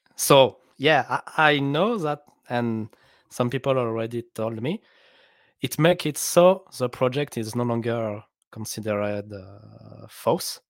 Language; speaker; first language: English; non-native, fluent; French